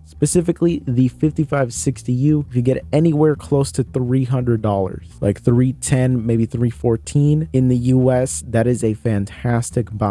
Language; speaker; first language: English; native; English